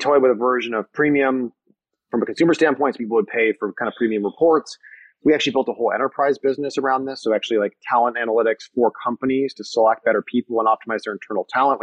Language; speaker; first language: English; native; English